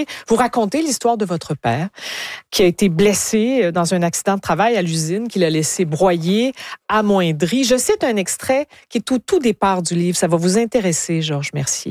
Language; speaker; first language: French; native; French